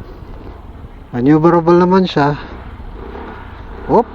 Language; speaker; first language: Filipino; native; Filipino